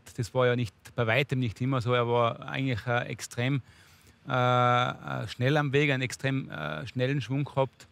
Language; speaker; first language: German; native; German